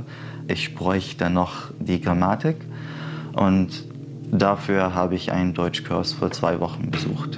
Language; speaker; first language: German; non-native, fluent; Arabic